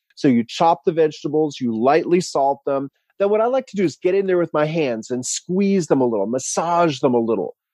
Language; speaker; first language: English; native; English